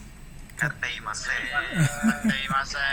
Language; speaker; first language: Japanese; non-native, learner; Indonesian